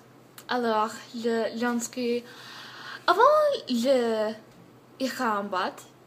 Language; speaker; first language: French; non-native, learner; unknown